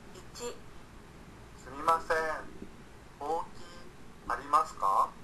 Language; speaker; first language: Japanese; non-native, learner; Indonesian